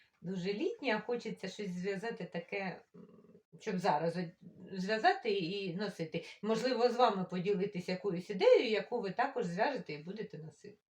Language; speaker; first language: Ukrainian; non-native, local second language; Russian